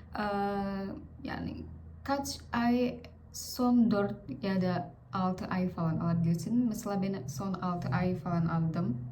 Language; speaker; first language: Turkish; non-native, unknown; Vietnamese